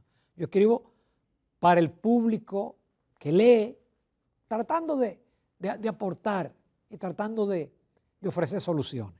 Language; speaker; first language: Spanish; native; Spanish